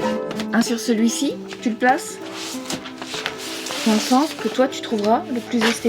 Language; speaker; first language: French; native; French